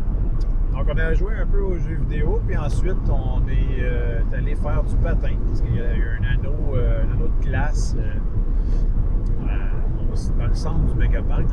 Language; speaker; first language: French; native; French